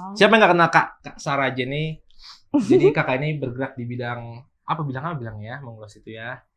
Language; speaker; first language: Indonesian; native; Indonesian